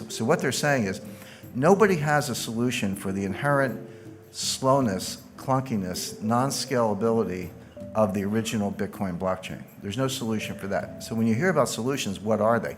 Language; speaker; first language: English; native; English